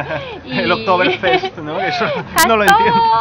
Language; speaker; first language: Spanish; native; Spanish